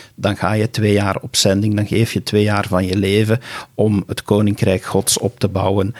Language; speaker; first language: Dutch; native; Dutch